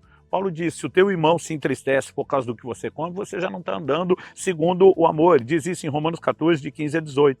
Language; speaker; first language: Portuguese; native; Portuguese